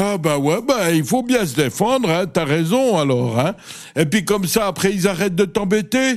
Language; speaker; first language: French; native; French